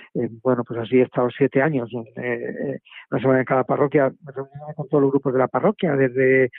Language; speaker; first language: Spanish; native; Spanish